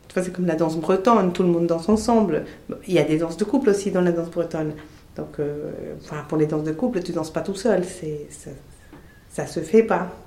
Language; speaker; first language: French; non-native, fluent; Spanish